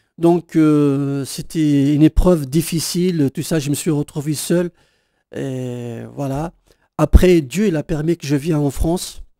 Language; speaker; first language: French; non-native, local second language; Kabyle